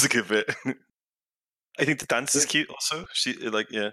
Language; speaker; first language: English; native; English